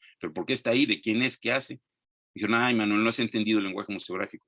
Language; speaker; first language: Spanish; native; Spanish